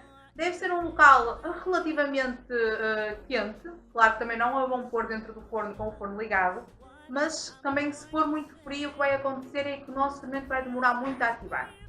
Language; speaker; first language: Portuguese; native; Portuguese